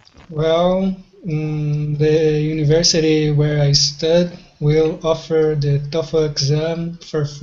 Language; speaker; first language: English; non-native, learner; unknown